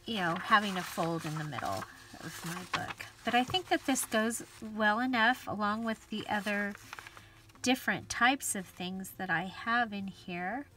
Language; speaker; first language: English; native; English